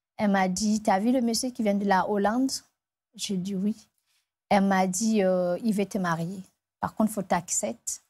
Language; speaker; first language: French; non-native, local second language; Fula